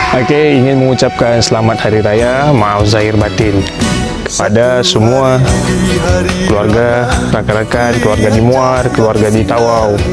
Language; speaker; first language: Malay; native; Malay